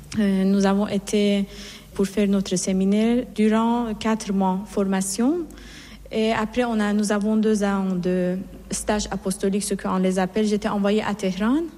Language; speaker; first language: French; non-native, fluent; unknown